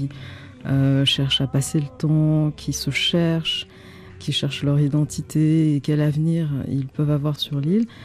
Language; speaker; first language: French; native; French